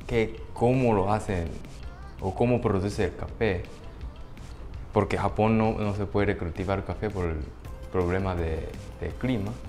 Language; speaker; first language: Spanish; non-native, fluent; Japanese